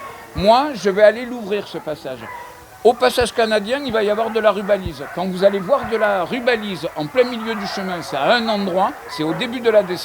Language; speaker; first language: French; native; French